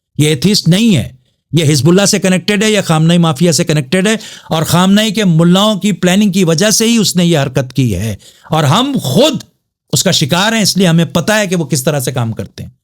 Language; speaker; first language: Urdu; native; Urdu